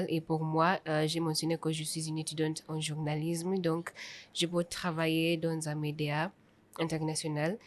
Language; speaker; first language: French; non-native, fluent; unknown